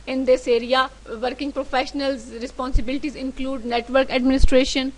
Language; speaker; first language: English; non-native, local second language; Urdu